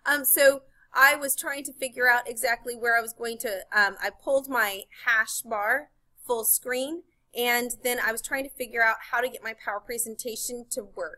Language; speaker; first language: English; native; English